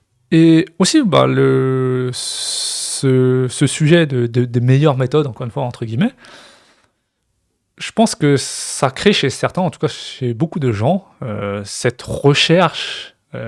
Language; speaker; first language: French; native; French